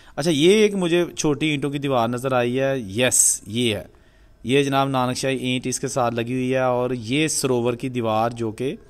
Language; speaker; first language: Urdu; non-native, local second language; Punjabi